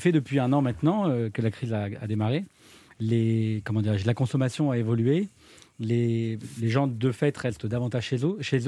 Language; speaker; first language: French; native; French